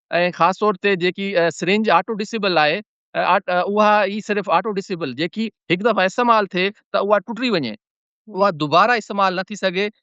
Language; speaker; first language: Sindhi; non-native, local second language; Urdu